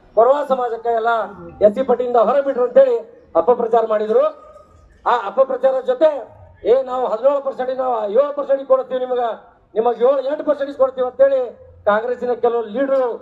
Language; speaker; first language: Kannada; non-native, local second language; Lambadi